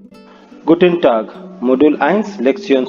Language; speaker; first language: German; non-native, fluent; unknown